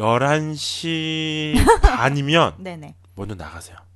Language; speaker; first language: Korean; native; Korean